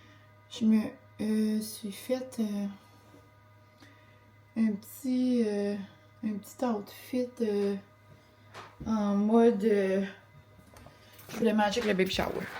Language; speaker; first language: French; native; French